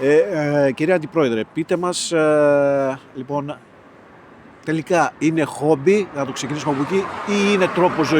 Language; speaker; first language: Greek; native; Greek